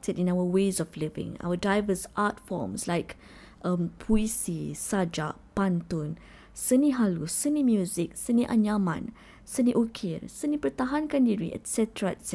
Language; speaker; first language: English; non-native, local second language; Malay